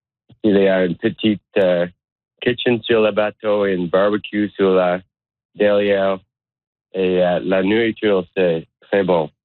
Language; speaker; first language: French; non-native, learner; English